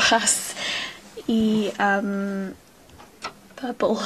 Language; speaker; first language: Spanish; non-native, learner; English